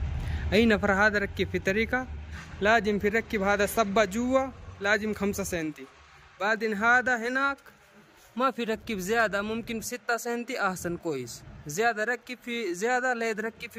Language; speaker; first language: Arabic; non-native, learner; Hindi